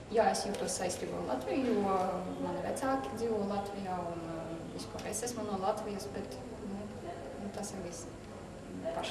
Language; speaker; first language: Latvian; non-native, local second language; Russian